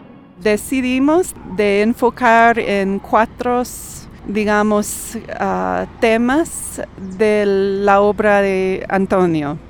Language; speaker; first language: Spanish; non-native, fluent; English